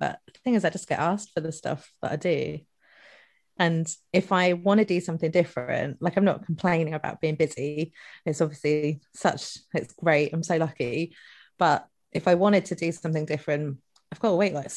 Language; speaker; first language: English; non-native, local second language; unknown